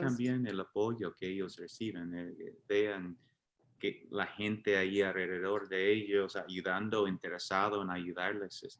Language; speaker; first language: Spanish; non-native, fluent; English